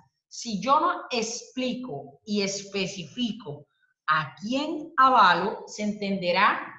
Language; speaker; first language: Spanish; native; Spanish